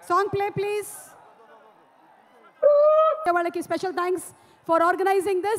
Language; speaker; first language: Telugu; native; Telugu